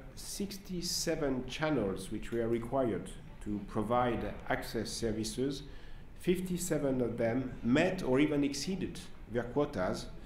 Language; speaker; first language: English; non-native, fluent; French